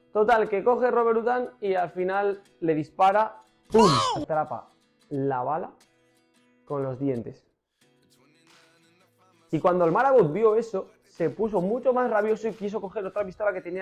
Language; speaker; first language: Spanish; native; Spanish